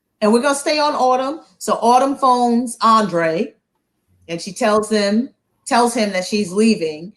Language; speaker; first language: English; native; English